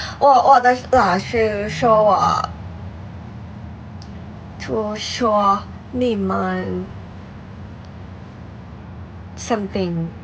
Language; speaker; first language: Chinese; non-native, learner; Thai